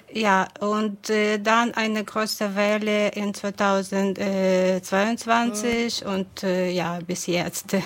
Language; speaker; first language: German; non-native, fluent; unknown